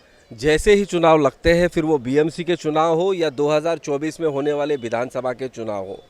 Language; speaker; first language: Hindi; non-native, local second language; Marathi